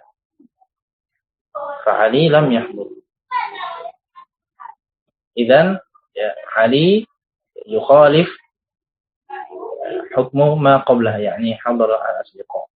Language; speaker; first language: Arabic; non-native, fluent; Indonesian